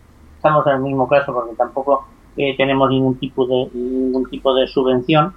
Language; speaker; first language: Spanish; native; Spanish